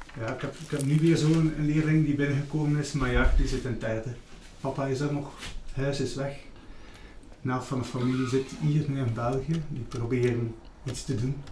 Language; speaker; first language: Dutch; native; Dutch